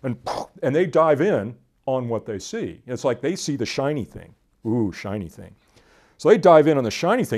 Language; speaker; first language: English; native; English